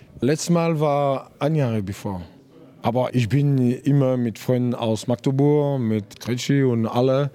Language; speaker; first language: German; non-native, learner; French